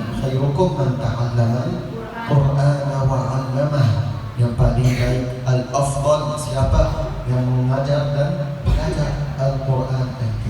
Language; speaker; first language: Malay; non-native, learner; Arabic